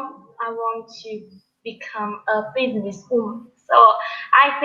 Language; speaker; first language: English; non-native, learner; Vietnamese